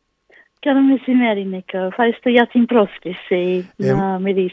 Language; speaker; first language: Greek; non-native, learner; English